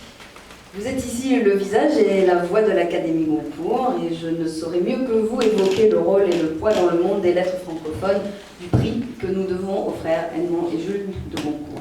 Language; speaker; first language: French; native; French